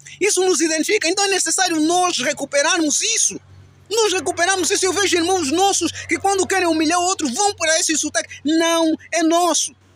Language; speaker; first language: Portuguese; native; Portuguese